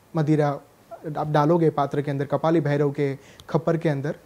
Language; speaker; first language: Hindi; non-native, local second language; Gujarati